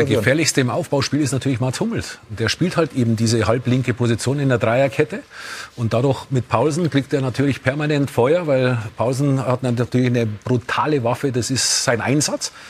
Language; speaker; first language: German; native; German